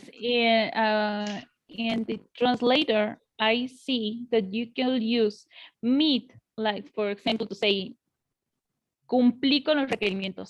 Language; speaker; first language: English; non-native, learner; Spanish